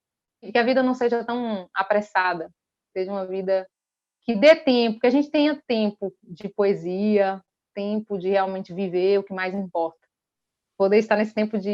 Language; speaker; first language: Portuguese; native; Portuguese